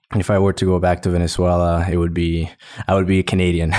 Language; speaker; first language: English; early bilingual, other home language; Spanish